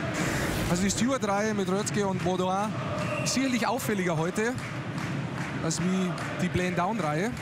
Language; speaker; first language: German; native; German